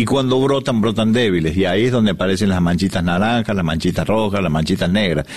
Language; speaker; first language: Spanish; native; Spanish